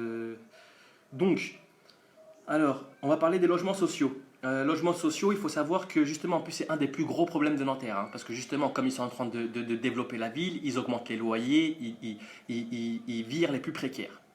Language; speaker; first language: French; native; French